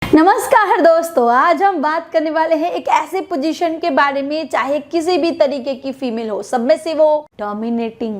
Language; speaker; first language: Hindi; native; Hindi